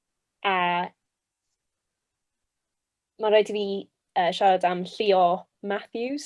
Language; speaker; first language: Welsh; non-native, local second language; English